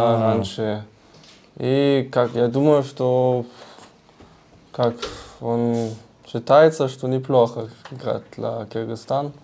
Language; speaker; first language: Russian; early bilingual, heritage; German